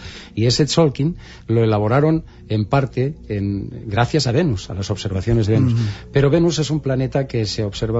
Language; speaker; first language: Spanish; native; Spanish